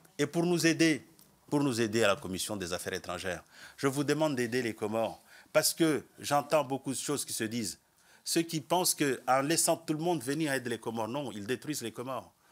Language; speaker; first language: French; non-native, local second language; Comorian